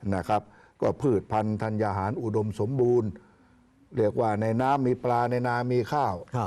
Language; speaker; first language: Thai; native; Thai